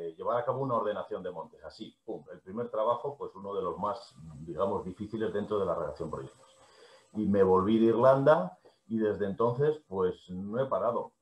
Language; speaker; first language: Spanish; native; Spanish